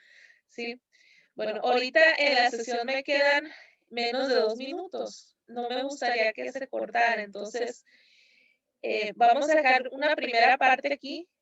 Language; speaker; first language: Spanish; native; Spanish